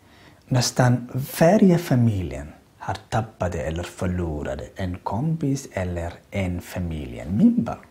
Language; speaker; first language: Swedish; non-native, learner; Somali